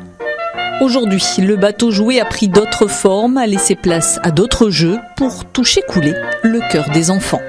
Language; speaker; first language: French; native; French